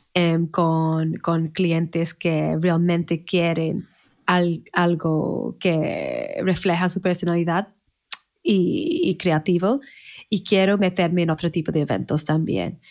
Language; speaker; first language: Spanish; non-native, fluent; English